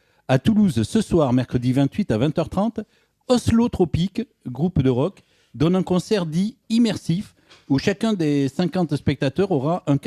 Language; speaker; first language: French; native; French